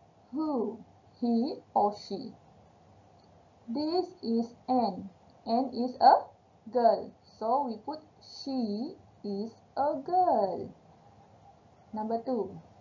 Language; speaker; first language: English; non-native, local second language; Malay